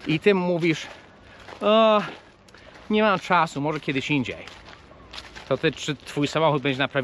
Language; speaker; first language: Polish; early bilingual, heritage; Polish